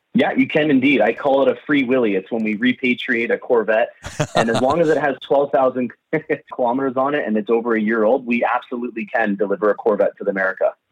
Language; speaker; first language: English; native; English